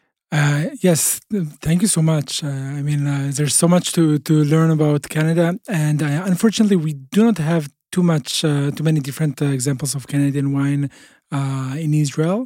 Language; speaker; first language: English; non-native, fluent; Hebrew